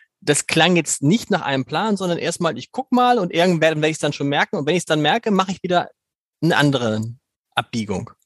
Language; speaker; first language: German; native; German